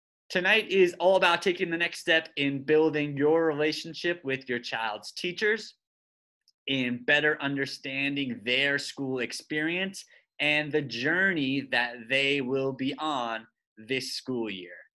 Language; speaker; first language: English; native; English